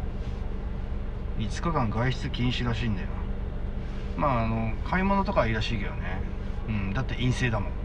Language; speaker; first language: Japanese; native; Japanese